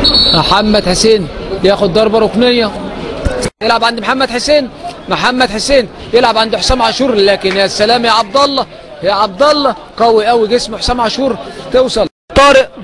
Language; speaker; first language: Arabic; native; Arabic